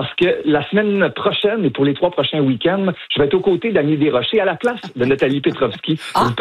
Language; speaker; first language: French; native; French